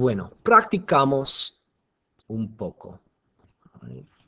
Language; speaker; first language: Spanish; non-native, fluent; English